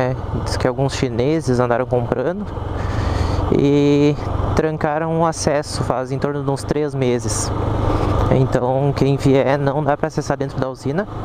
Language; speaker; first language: Portuguese; native; Portuguese